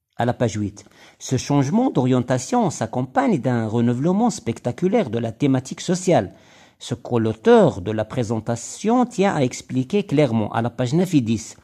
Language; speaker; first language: French; non-native, local second language; Arabic